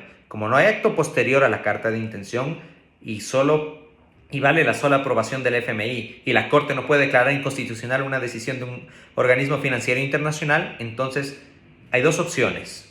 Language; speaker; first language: Spanish; native; Spanish